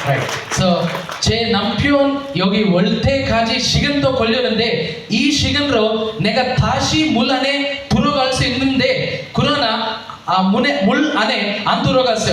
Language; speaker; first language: Korean; non-native, learner; Telugu